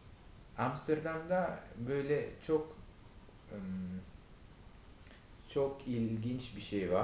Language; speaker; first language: Turkish; non-native, fluent; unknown